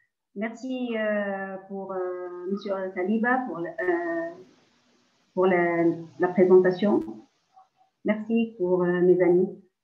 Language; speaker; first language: French; non-native, local second language; Arabic